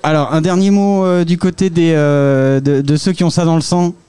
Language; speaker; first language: French; native; French